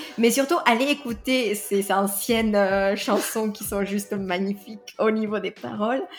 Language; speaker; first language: French; non-native, fluent; Spanish